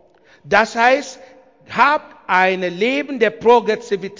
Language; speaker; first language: German; non-native, learner; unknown